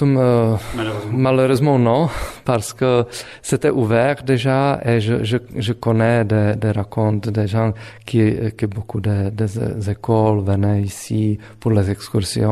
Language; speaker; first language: French; non-native, fluent; Czech